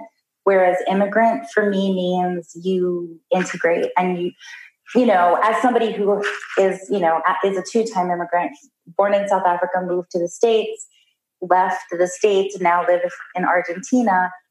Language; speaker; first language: English; native; English